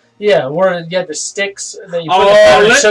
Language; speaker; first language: English; native; English